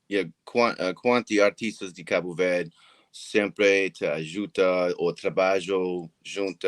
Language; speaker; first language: Portuguese; non-native, learner; English